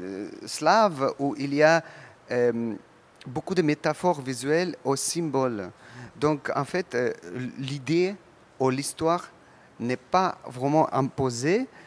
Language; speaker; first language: French; non-native, learner; Russian